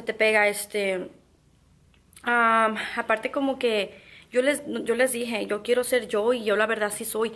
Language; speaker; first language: Spanish; early bilingual, heritage; Spanish